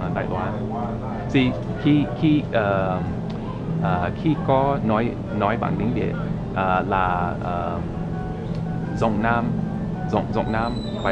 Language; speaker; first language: Vietnamese; non-native, learner; English